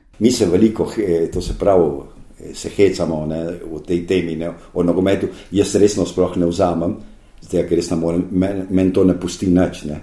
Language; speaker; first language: Slovenian; early bilingual, heritage; Slovenian